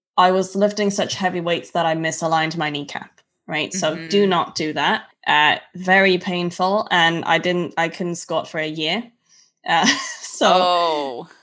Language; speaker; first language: English; non-native, local second language; Cantonese